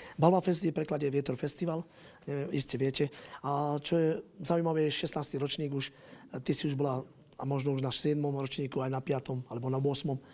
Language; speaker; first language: Slovak; non-native, local second language; Romany